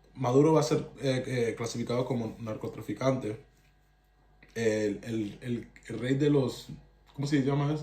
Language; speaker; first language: Spanish; early bilingual, heritage; Spanish